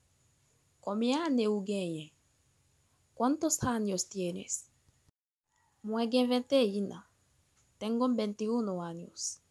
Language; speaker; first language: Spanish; non-native, fluent; Haitian Creole